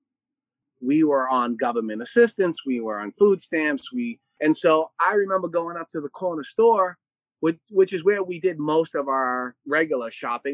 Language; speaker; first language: English; native; English